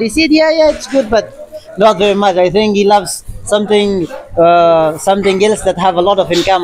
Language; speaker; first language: English; non-native, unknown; Persian